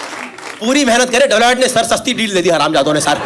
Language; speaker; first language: Hindi; native; Hindi